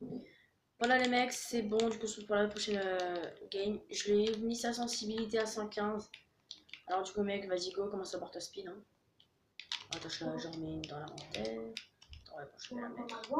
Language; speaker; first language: French; native; French